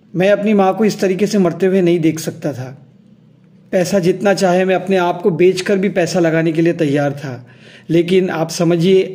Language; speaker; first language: Hindi; non-native, local second language; Urdu